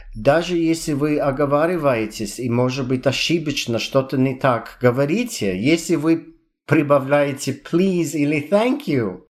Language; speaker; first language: Russian; non-native, fluent; English